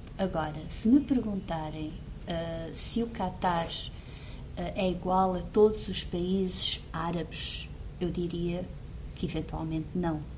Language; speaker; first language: Portuguese; early bilingual, heritage; Portuguese